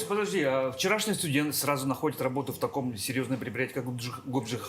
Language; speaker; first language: Russian; native; Russian